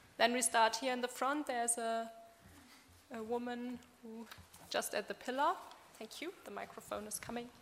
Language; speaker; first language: English; non-native, fluent; German